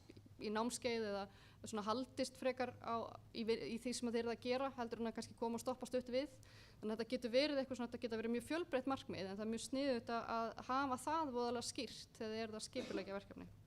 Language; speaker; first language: Icelandic; native; Icelandic